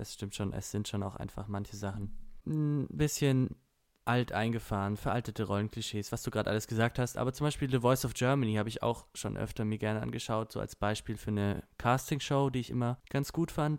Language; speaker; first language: German; native; German